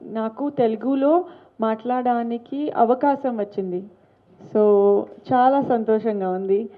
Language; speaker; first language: Telugu; non-native, learner; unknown